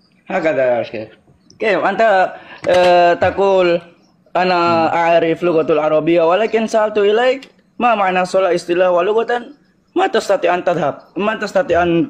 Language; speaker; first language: Arabic; non-native, learner; Indonesian